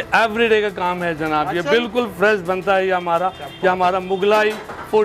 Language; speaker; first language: Hindi; native; Hindi